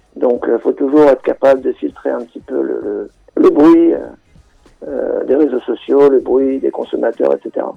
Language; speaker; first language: French; native; French